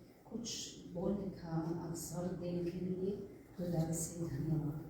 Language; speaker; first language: Hindi; non-native, fluent; German